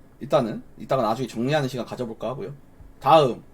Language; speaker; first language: Korean; native; Korean